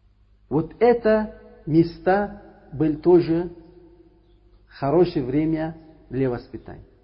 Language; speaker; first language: Russian; non-native, learner; Uzbek